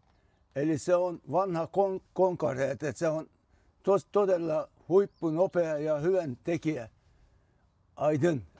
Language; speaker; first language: Finnish; non-native, fluent; Turkish